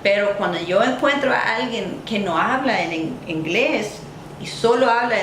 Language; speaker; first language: Spanish; non-native, fluent; English